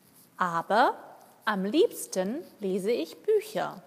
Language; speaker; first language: German; non-native, learner; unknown